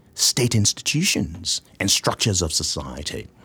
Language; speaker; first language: English; non-native, local second language; Yoruba